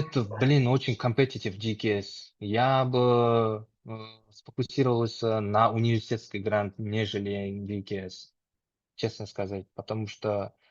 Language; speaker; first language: Russian; non-native, local second language; Kazakh